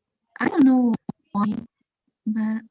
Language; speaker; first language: English; non-native, learner; Spanish